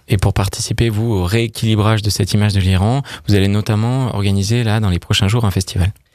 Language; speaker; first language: French; native; French